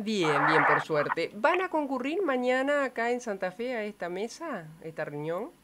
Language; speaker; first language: Spanish; native; Spanish